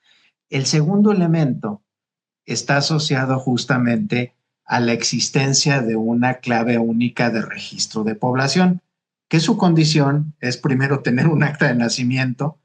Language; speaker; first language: Spanish; native; Spanish